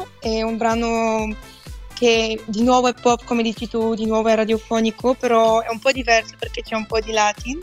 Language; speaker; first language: Italian; non-native, fluent; Bulgarian